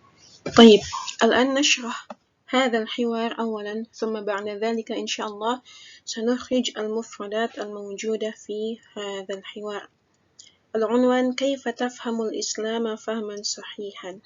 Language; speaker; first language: Arabic; non-native, fluent; Indonesian